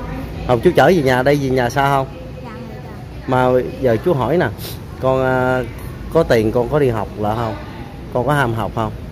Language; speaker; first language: Vietnamese; native; Vietnamese